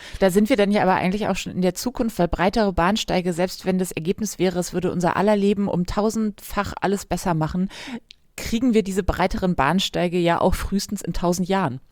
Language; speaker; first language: German; native; German